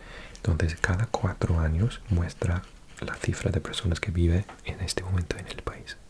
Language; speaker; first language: Spanish; non-native, fluent; English